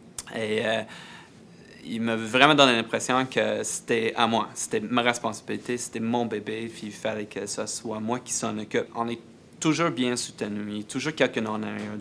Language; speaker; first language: French; native; French